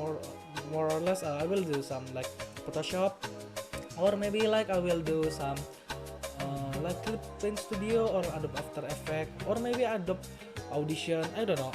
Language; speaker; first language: English; non-native, learner; Indonesian